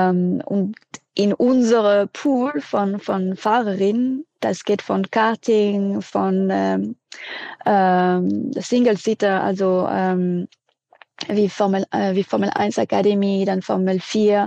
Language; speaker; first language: German; non-native, fluent; French